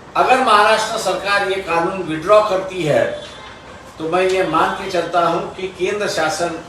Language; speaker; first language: Hindi; non-native, local second language; Marathi